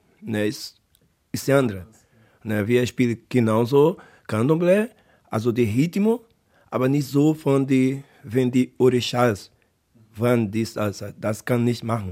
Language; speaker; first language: German; non-native, learner; Portuguese